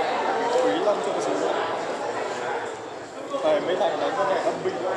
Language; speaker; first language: Vietnamese; native; Vietnamese